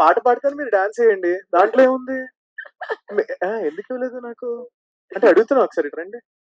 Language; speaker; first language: Telugu; native; Telugu